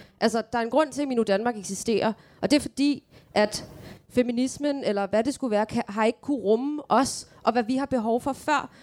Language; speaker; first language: Danish; early bilingual, other home language; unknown